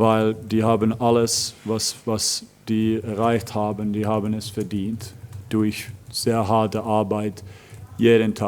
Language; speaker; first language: German; non-native, fluent; Finnish